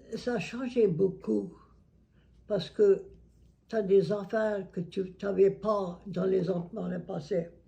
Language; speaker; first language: French; native; French